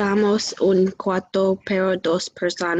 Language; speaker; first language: Spanish; non-native, learner; English